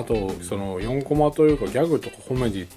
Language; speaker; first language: Japanese; native; Japanese